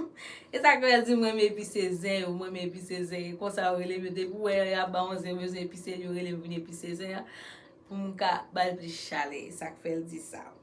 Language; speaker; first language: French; non-native, learner; Haitian Creole